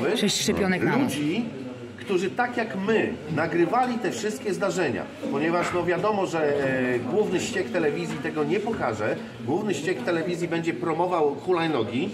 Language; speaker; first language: Polish; native; Polish